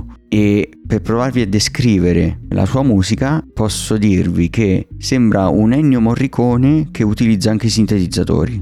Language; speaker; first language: Italian; native; Italian